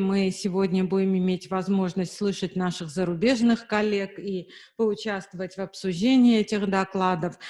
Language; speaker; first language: Russian; native; Russian